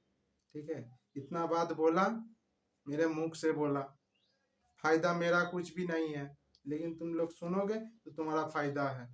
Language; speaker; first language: Hindi; non-native, local second language; Bangla